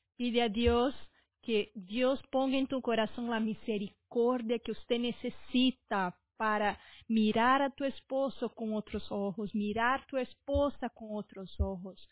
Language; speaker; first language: Spanish; non-native, fluent; Portuguese